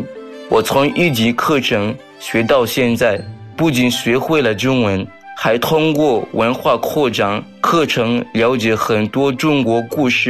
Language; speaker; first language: Chinese; non-native, fluent; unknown